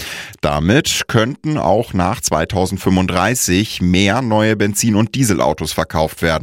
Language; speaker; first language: German; native; German